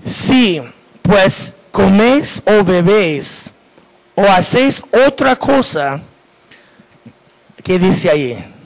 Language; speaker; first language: Spanish; non-native, fluent; English